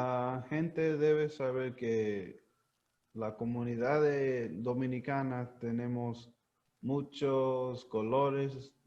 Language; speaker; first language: Spanish; early bilingual, heritage; Spanish